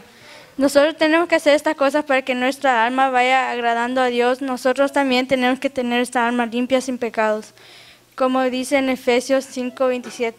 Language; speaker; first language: Spanish; early bilingual, other home language; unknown